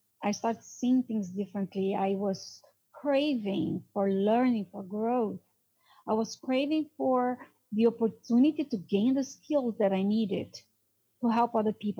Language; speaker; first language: English; non-native, fluent; Portuguese